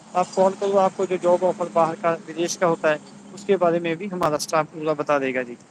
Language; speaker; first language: Hindi; non-native, local second language; Punjabi